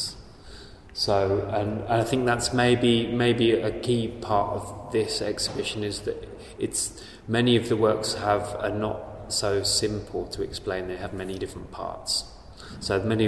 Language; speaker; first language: English; native; English